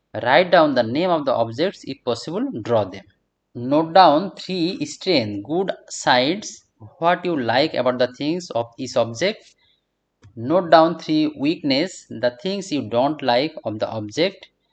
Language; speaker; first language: English; non-native, local second language; Bangla